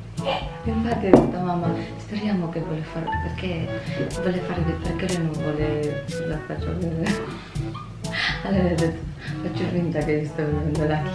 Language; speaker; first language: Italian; non-native, fluent; Filipino